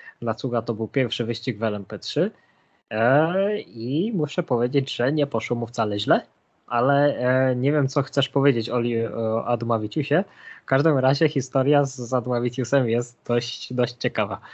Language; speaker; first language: Polish; native; Polish